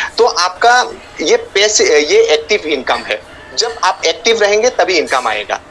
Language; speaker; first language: Hindi; non-native, local second language; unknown